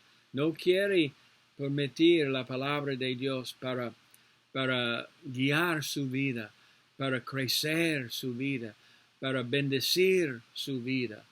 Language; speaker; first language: Spanish; non-native, learner; English